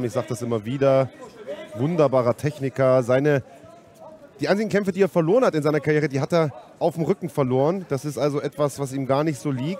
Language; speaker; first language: German; native; German